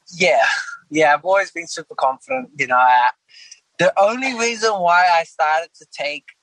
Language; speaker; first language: English; native; English